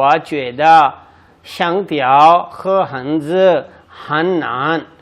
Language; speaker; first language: Chinese; non-native, learner; Urdu